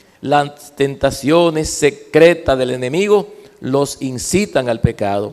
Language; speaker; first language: Spanish; native; Spanish